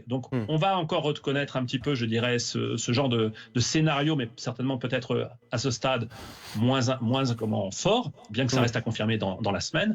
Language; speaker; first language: French; native; French